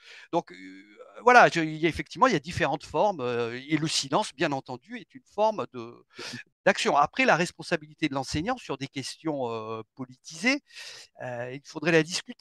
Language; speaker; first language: French; native; French